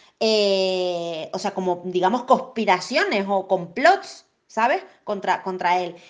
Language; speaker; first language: Spanish; native; Spanish